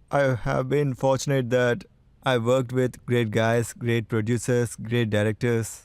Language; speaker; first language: English; non-native, local second language; Telugu